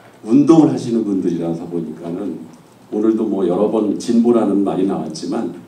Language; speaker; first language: Korean; native; Korean